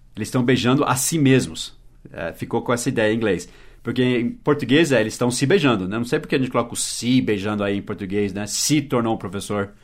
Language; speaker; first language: Portuguese; early bilingual, other home language; English